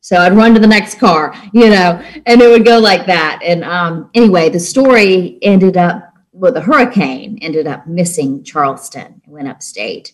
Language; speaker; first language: English; native; English